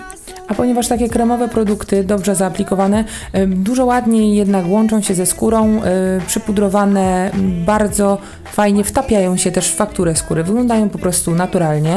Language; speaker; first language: Polish; native; Polish